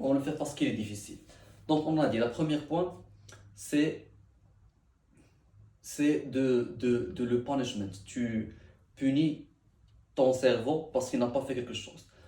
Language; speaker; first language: French; non-native, learner; Arabic